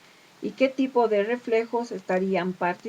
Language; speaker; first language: Spanish; native; Spanish